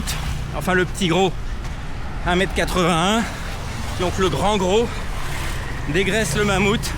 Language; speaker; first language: French; native; French